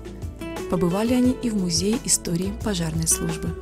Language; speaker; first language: Russian; native; Russian